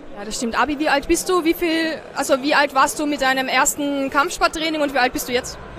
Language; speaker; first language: German; native; German